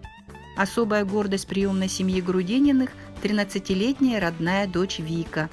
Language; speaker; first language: Russian; native; Russian